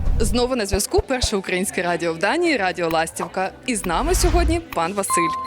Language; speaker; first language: Ukrainian; native; Ukrainian